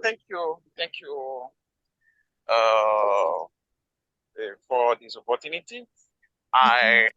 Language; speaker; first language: English; non-native, learner; Haitian Creole